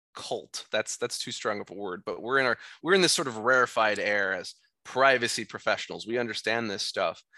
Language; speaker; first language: English; native; English